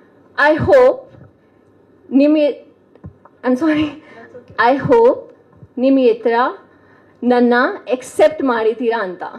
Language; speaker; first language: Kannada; non-native, learner; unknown